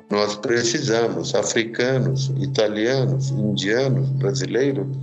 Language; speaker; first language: Portuguese; non-native, fluent; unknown